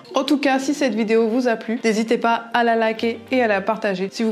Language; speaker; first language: French; native; French